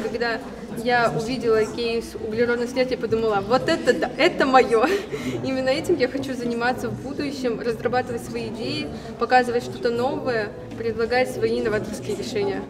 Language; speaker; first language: Russian; native; Russian